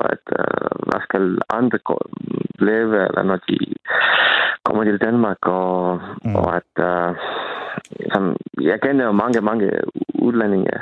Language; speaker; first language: Danish; non-native, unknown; Estonian